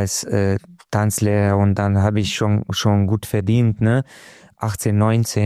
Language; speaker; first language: German; non-native, local second language; Hungarian